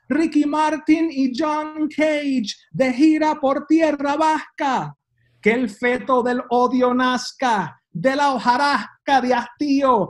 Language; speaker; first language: Spanish; early bilingual, heritage; Spanish